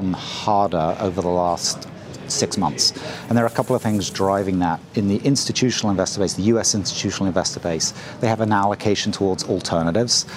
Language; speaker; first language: English; native; English